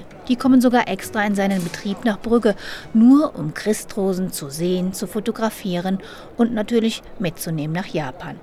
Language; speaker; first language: German; native; German